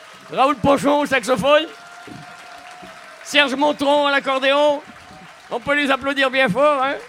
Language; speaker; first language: French; native; French